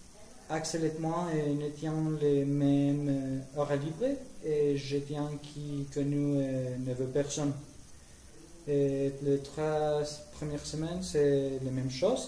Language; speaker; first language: French; non-native, learner; Spanish